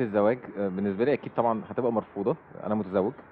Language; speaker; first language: Arabic; native; Arabic